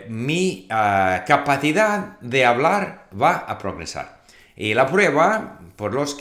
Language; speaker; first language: Spanish; non-native, fluent; English